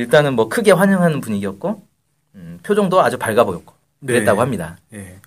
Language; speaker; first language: Korean; native; Korean